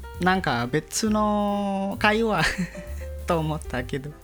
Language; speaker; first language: Japanese; non-native, learner; Indonesian